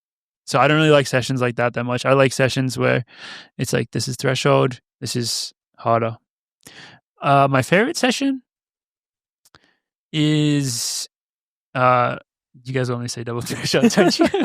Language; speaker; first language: English; native; English